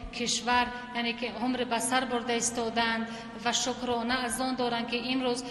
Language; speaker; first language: Tajik; non-native, local second language; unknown